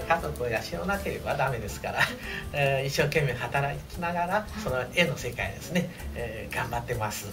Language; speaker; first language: Japanese; non-native, fluent; Chinese